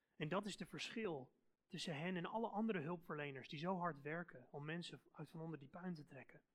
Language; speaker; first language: Dutch; non-native, fluent; English